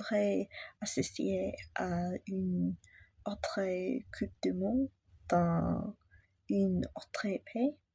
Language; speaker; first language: French; non-native, learner; English